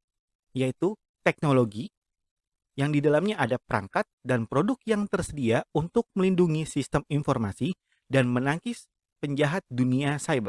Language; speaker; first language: Indonesian; native; Indonesian